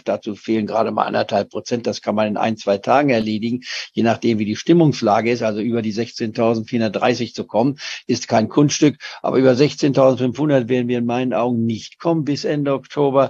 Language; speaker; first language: German; native; German